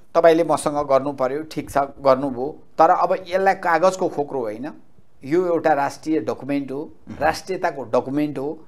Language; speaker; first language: Nepali; native; Nepali